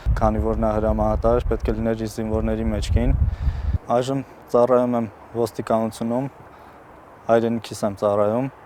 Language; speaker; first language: Armenian; native; Armenian